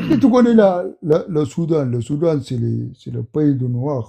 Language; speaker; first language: French; non-native, learner; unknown